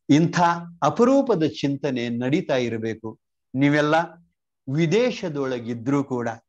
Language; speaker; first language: Kannada; native; Kannada